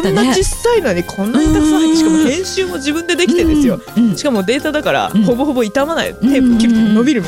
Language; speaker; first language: Japanese; native; Japanese